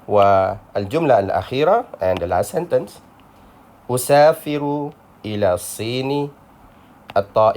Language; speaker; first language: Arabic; non-native, fluent; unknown